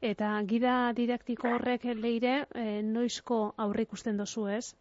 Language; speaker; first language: Basque; native; Basque